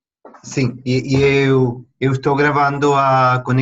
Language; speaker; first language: Portuguese; non-native, fluent; Spanish